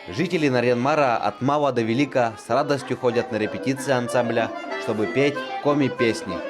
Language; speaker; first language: Russian; native; Russian